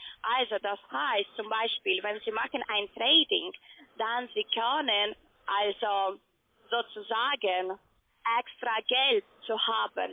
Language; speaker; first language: German; non-native, learner; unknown